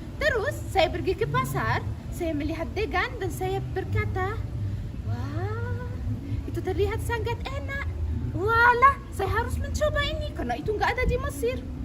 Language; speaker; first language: Indonesian; non-native, fluent; Arabic